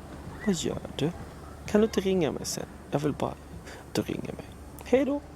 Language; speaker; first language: Swedish; native; Swedish